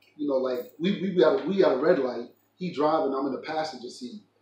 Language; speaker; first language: English; native; English